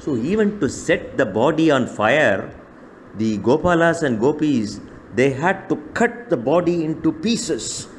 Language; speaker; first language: English; non-native, local second language; Tamil